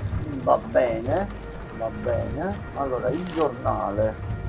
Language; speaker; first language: Italian; native; Italian